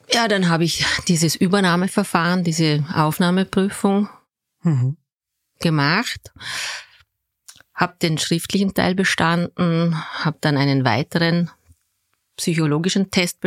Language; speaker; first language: German; early bilingual, other home language; Turkish